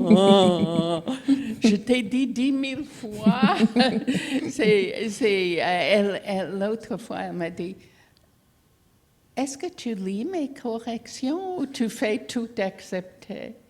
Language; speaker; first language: French; non-native, fluent; English